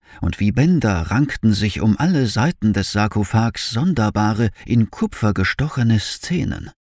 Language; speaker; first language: German; native; German